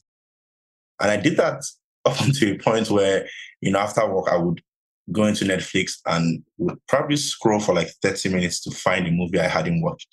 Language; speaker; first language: English; non-native, local second language; Yoruba